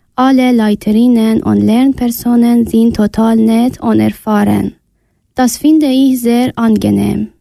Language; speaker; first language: German; non-native, learner; Persian